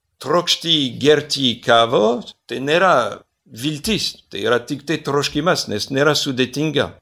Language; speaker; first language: Lithuanian; non-native, fluent; French